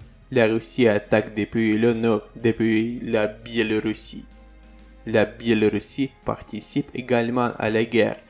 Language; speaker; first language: French; non-native, learner; Ukrainian